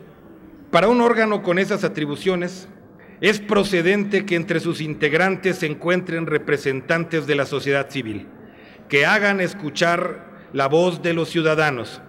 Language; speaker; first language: Spanish; native; Spanish